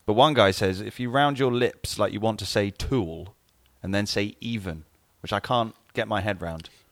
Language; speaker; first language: English; native; English